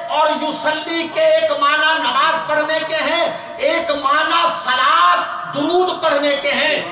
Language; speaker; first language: Urdu; non-native, local second language; Saraiki